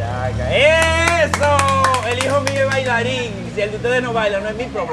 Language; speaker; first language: Spanish; native; Spanish